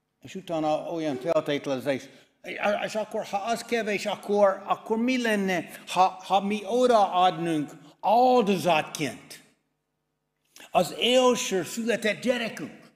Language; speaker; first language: Hungarian; non-native, fluent; English